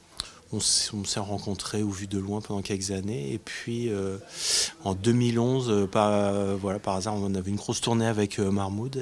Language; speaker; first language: French; native; French